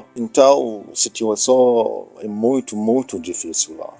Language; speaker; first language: Portuguese; non-native, learner; Arabic